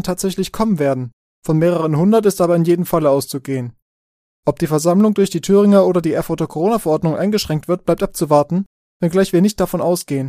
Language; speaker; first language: German; native; German